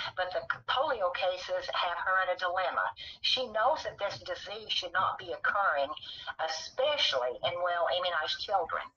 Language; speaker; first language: English; native; English